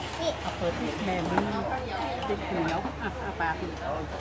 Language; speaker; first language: Thai; native; Thai